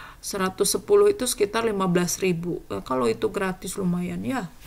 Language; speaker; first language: Indonesian; native; Indonesian